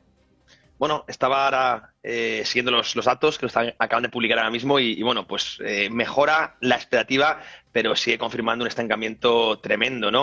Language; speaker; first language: Spanish; native; Spanish